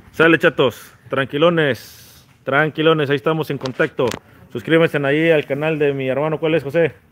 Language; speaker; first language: Spanish; native; Spanish